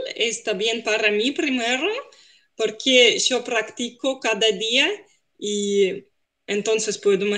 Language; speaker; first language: Spanish; non-native, fluent; Russian